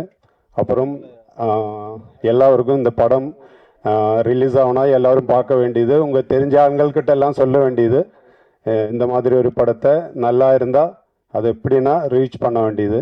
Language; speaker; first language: Tamil; non-native, learner; Malayalam